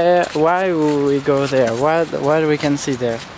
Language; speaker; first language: English; non-native, learner; French